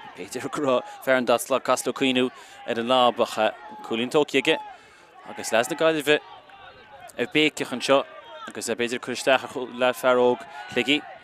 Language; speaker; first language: Irish; native; Irish